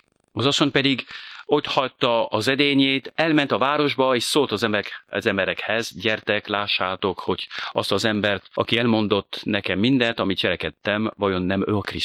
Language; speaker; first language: Hungarian; non-native, fluent; French